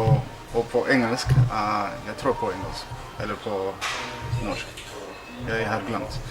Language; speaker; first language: Swedish; non-native, learner; English